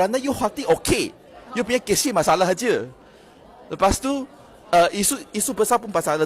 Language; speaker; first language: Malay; non-native, local second language; Chinese